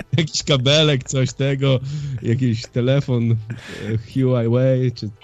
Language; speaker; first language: Polish; early bilingual, heritage; Polish